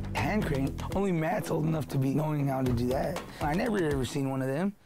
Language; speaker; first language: English; native; English